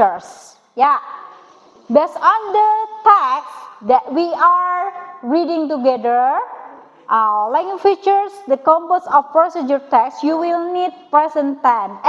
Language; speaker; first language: English; non-native, learner; Indonesian